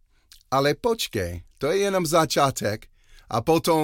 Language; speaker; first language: Czech; non-native, learner; English